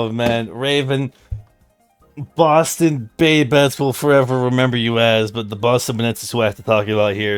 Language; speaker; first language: English; native; English